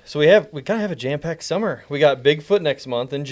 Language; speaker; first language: English; native; English